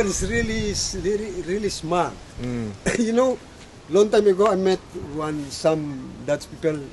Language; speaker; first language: English; non-native, learner; Indonesian